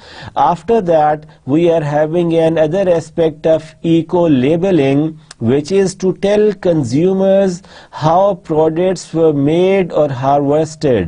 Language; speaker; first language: English; non-native, local second language; Urdu